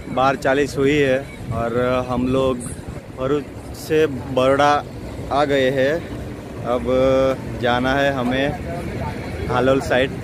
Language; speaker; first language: Hindi; non-native, local second language; Gujarati